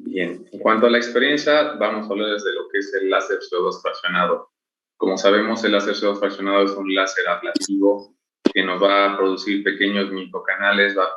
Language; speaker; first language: Spanish; native; Spanish